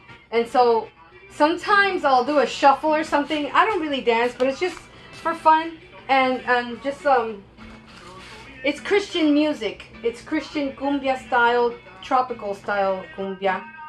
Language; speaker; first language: English; native; English